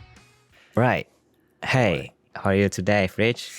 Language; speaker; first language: English; non-native, learner; Japanese